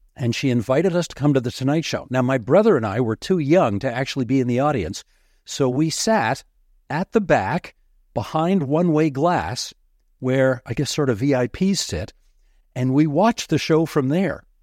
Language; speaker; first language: English; native; English